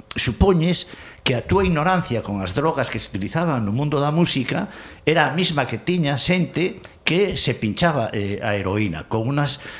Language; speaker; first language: Galician; non-native, local second language; Spanish